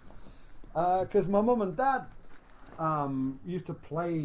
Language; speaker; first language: English; native; English